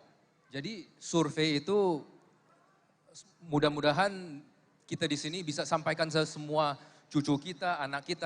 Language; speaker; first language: Indonesian; non-native, fluent; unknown